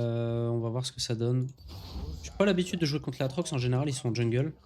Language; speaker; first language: French; native; French